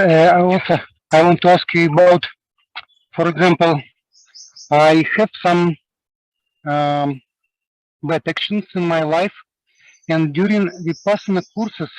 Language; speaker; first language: English; non-native, learner; Russian